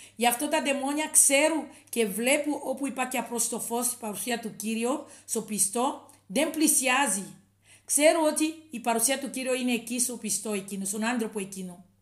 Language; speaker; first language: Greek; non-native, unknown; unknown